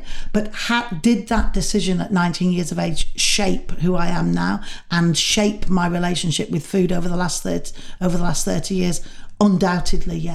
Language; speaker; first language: English; native; English